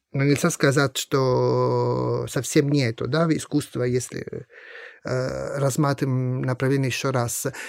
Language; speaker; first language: Russian; non-native, fluent; Italian